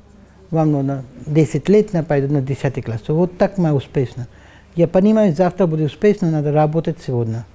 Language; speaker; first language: Russian; non-native, learner; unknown